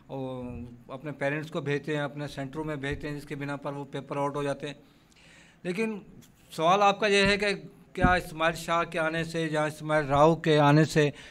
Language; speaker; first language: Urdu; native; Urdu